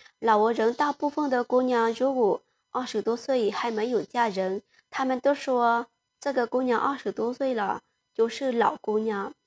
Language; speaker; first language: Chinese; non-native, fluent; Lao